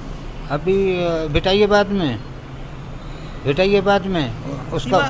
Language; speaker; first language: Hindi; non-native, learner; Baluchi